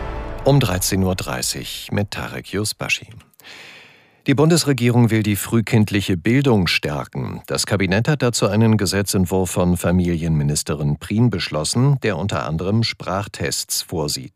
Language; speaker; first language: German; native; German